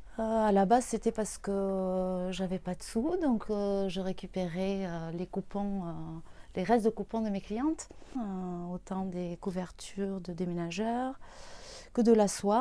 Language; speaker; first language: French; native; French